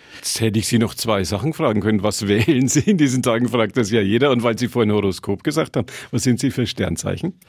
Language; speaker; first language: German; native; German